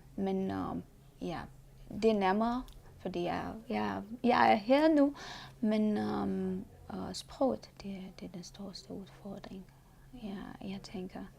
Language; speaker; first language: Danish; non-native, learner; Romanian